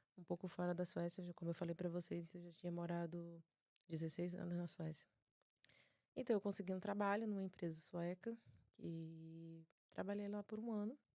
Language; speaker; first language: Portuguese; native; Portuguese